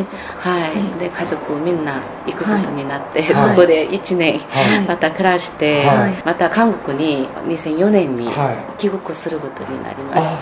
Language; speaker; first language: Japanese; non-native, fluent; Korean